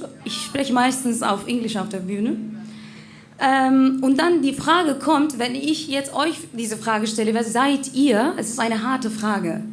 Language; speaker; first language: German; non-native, learner; Kurdish